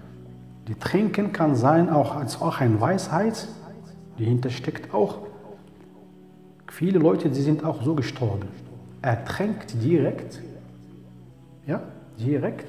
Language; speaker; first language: German; non-native, learner; Arabic